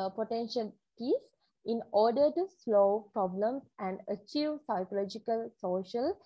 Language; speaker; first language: English; non-native, local second language; Sinhala